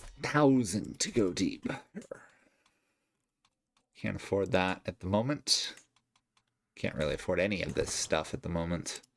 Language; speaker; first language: English; native; English